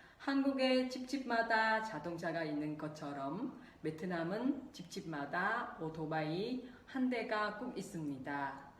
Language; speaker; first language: Korean; non-native, local second language; Vietnamese